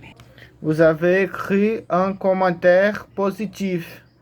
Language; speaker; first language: French; non-native, learner; Portuguese